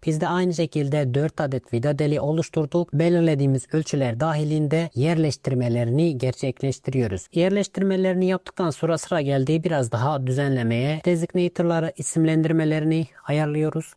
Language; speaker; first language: Turkish; native; Turkish